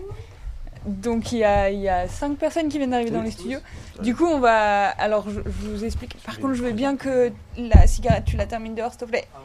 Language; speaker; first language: French; native; French